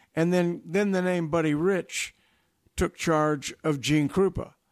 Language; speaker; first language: English; native; English